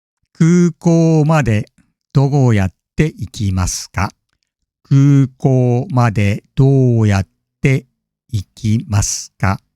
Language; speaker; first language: Japanese; non-native, fluent; English